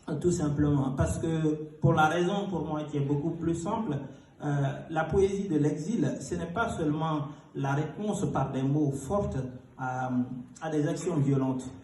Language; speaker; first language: French; non-native, fluent; Fula